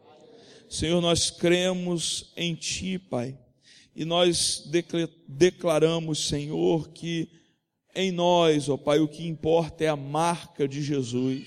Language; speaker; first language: Portuguese; native; Portuguese